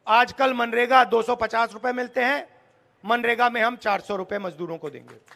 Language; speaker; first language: Hindi; native; Hindi